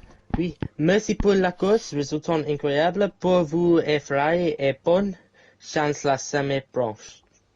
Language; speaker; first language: French; non-native, learner; English